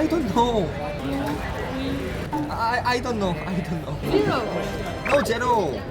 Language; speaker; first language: English; non-native, learner; Korean